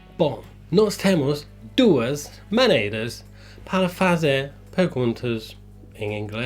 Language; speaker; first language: Portuguese; non-native, fluent; English